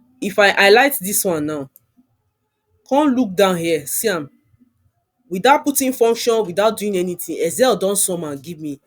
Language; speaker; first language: Nigerian Pidgin; non-native, local second language; Yoruba